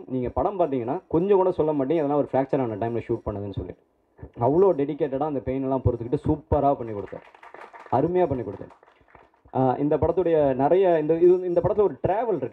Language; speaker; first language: Tamil; native; Tamil